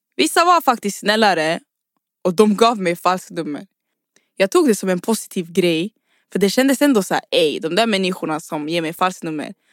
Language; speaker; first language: Swedish; early bilingual, other home language; Rundi